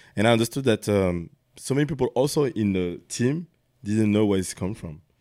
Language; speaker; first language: English; non-native, learner; French